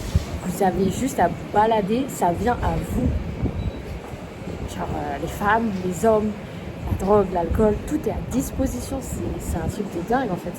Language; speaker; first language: French; native; French